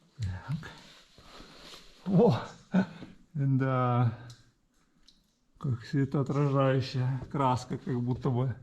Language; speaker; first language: Russian; native; Russian